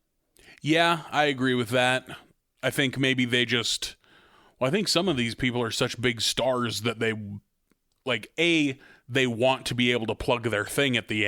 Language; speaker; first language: English; native; English